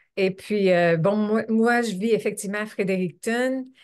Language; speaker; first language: French; native; French